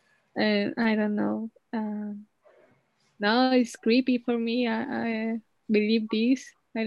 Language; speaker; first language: English; non-native, learner; Spanish